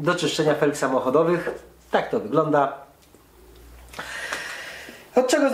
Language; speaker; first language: Polish; native; Polish